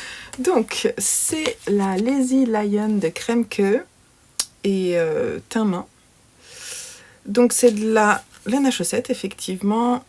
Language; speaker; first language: French; native; French